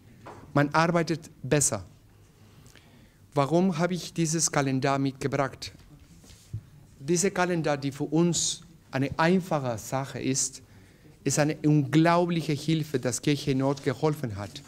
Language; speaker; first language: German; non-native, learner; Spanish